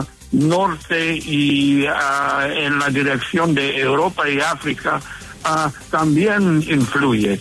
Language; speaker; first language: Spanish; non-native, fluent; English